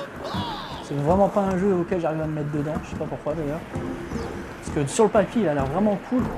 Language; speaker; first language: French; native; French